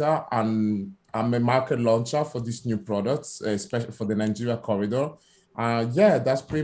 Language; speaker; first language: English; non-native, fluent; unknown